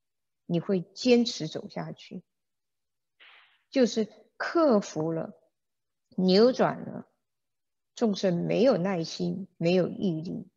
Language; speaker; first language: Chinese; native; Chinese